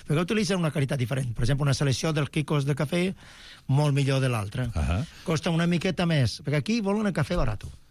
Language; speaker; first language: Catalan; non-native, fluent; Italian